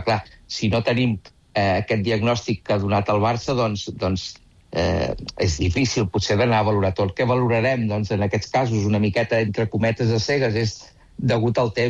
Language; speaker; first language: Catalan; native; Catalan